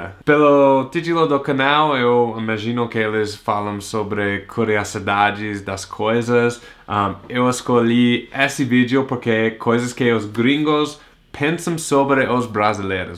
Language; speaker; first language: Portuguese; non-native, learner; English